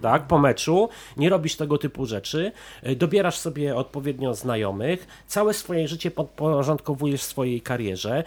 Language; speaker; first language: Polish; native; Polish